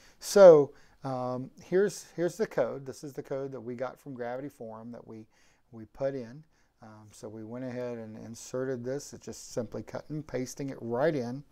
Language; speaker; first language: English; native; English